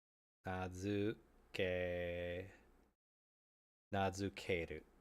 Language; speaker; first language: Japanese; non-native, learner; English